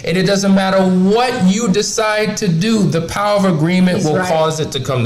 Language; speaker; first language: English; native; English